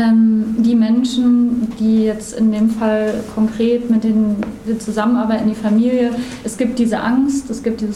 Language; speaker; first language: German; native; German